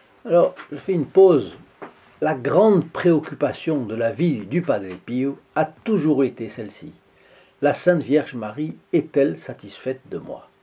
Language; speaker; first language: French; native; French